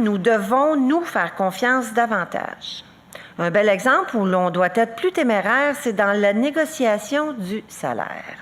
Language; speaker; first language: French; native; French